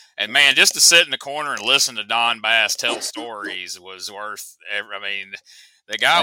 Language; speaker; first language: English; native; English